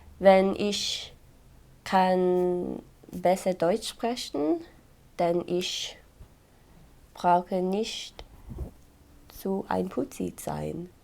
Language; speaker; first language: German; non-native, learner; English